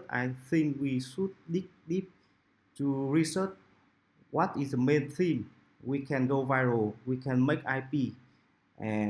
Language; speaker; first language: English; non-native, local second language; Vietnamese